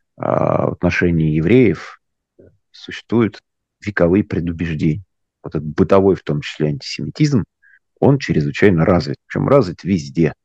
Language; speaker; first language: Russian; native; Russian